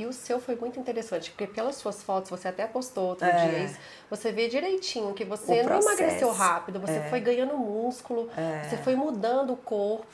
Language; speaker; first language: Portuguese; native; Portuguese